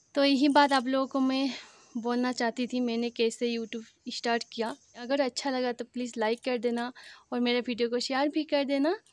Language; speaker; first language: Hindi; non-native, local second language; Assamese